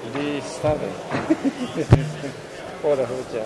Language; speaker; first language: English; non-native, learner; Japanese